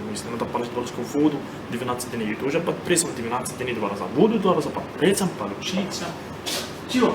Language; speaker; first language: Russian; non-native, learner; Arabic